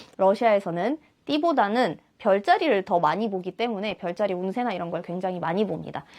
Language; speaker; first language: Korean; non-native, fluent; Russian